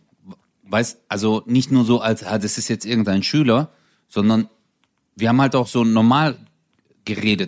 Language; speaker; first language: German; early bilingual, other home language; Turkish